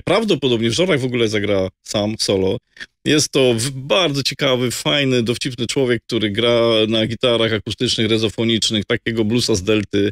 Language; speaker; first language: Polish; native; Polish